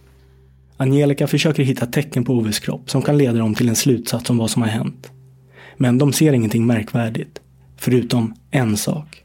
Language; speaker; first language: Swedish; native; Swedish